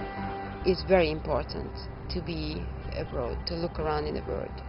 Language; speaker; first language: English; non-native, fluent; Hungarian